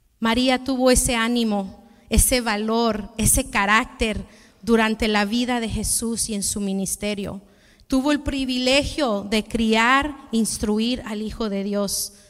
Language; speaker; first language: Spanish; early bilingual, heritage; Spanish